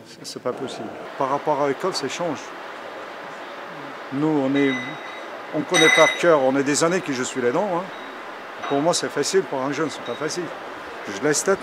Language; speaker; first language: French; native; French